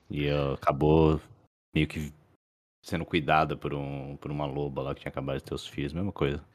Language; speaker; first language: Portuguese; native; Portuguese